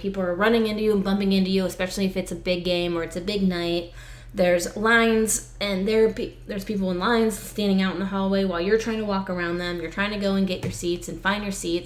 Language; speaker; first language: English; native; English